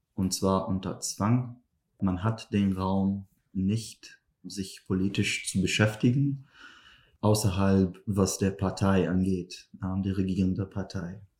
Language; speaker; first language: German; non-native, fluent; Arabic